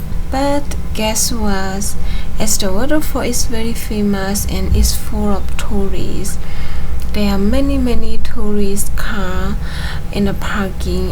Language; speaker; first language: English; non-native, learner; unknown